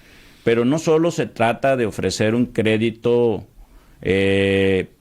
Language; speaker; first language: Spanish; native; Spanish